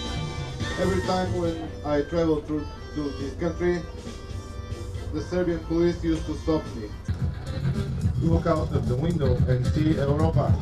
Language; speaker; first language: English; non-native, learner; Bulgarian